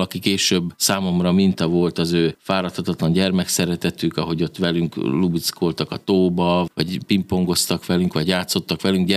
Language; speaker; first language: Hungarian; native; Hungarian